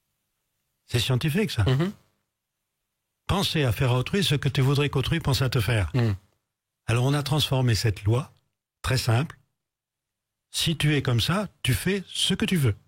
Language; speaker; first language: French; native; French